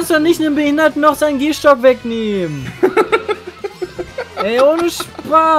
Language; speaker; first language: German; native; German